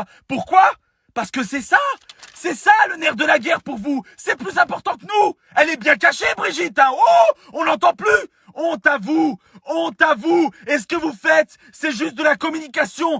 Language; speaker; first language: French; native; French